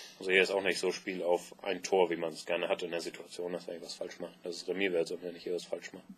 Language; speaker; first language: German; native; German